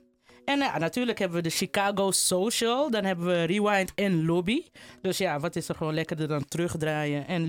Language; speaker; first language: Dutch; native; Dutch